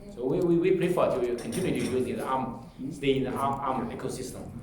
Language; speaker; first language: English; non-native, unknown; Chinese